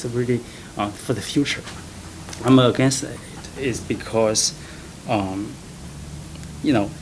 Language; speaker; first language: English; non-native, fluent; Chinese